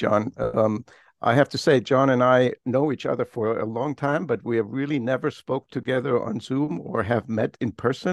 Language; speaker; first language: English; non-native, fluent; German